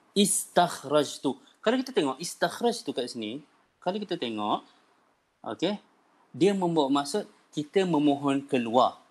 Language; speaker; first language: Malay; native; Malay